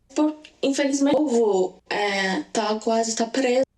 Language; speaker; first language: Portuguese; non-native, learner; Persian